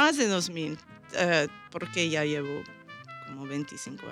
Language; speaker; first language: Spanish; early bilingual, heritage; Spanish